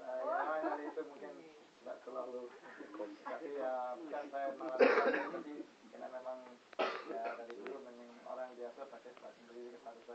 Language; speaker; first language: Indonesian; non-native, fluent; English